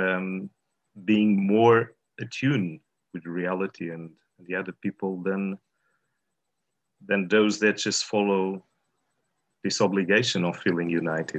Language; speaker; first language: English; non-native, fluent; Portuguese